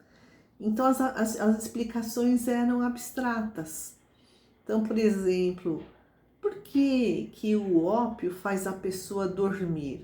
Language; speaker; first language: Portuguese; native; Portuguese